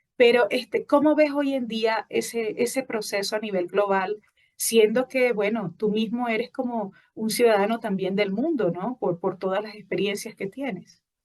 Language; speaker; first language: Spanish; native; Spanish